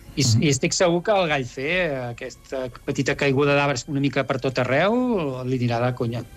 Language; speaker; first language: Catalan; native; Catalan